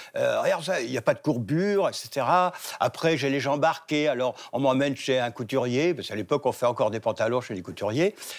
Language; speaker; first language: French; native; French